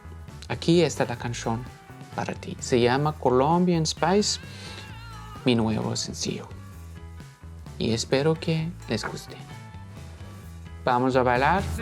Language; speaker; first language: Spanish; non-native, fluent; Norwegian